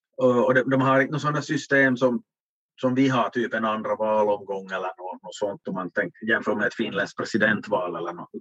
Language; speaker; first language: Swedish; native; Swedish